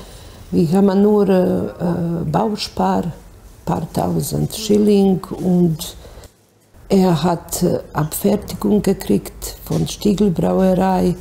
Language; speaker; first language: German; non-native, learner; Bosnian